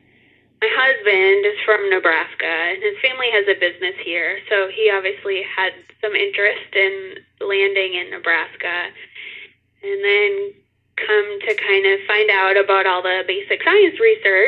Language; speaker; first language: English; native; English